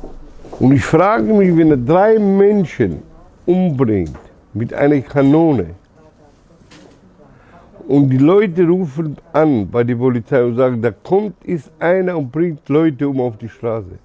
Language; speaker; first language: German; early bilingual, other home language; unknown